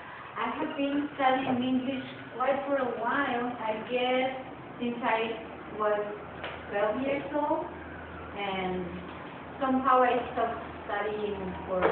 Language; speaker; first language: English; non-native, fluent; Spanish